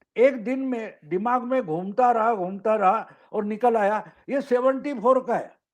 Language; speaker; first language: Hindi; non-native, local second language; Marathi